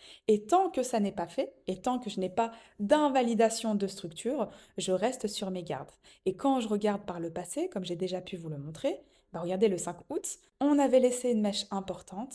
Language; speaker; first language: French; native; French